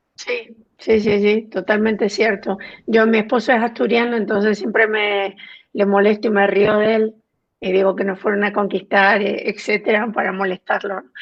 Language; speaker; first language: Spanish; native; Spanish